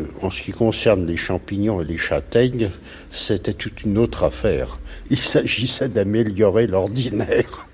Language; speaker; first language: French; native; French